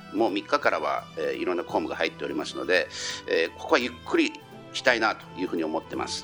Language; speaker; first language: Japanese; native; Japanese